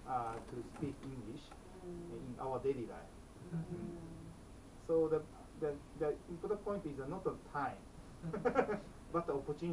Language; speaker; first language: English; non-native, fluent; Japanese